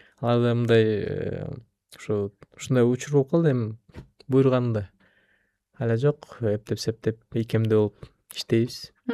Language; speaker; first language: Kyrgyz; non-native, local second language; Russian